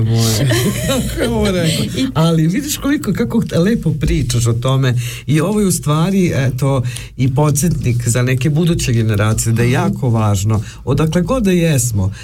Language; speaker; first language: Serbian; native; Serbian